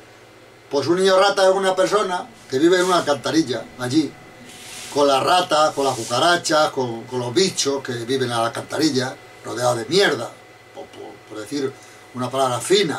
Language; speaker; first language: Spanish; native; Spanish